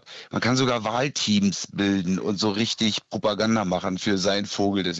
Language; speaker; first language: German; native; German